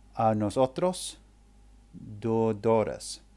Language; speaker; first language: Spanish; non-native, learner; English